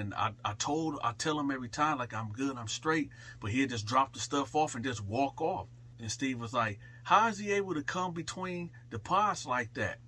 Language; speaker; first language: English; native; English